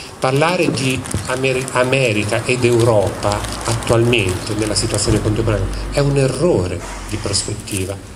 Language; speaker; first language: Italian; native; Italian